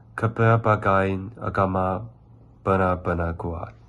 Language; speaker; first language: Indonesian; non-native, learner; Chinese